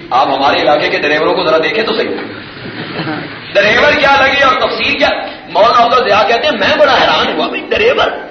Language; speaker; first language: Urdu; non-native, local second language; Punjabi